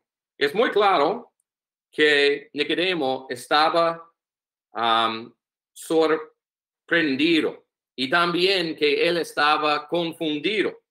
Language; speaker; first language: Spanish; non-native, learner; English